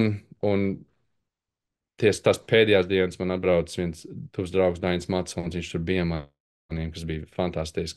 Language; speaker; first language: Latvian; early bilingual, heritage; English